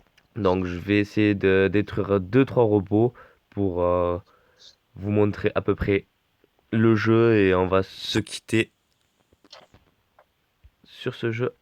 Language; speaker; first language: French; native; French